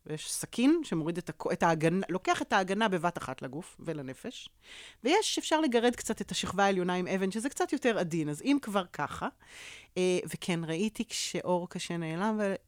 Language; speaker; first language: Hebrew; native; Hebrew